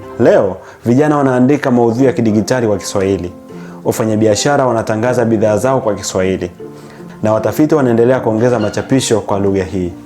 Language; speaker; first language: Swahili; native; Swahili